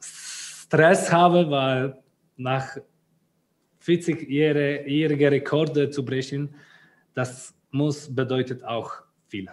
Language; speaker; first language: German; non-native, fluent; Polish